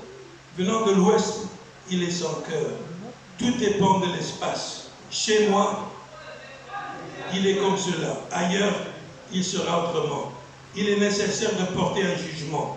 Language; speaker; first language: French; non-native, local second language; Arabic